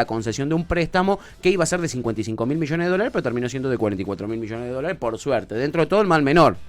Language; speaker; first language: Spanish; native; Spanish